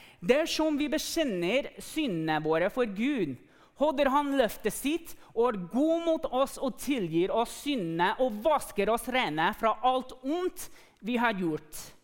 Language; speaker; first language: Norwegian; non-native, fluent; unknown